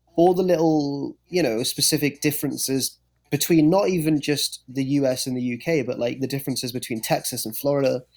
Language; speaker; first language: English; native; English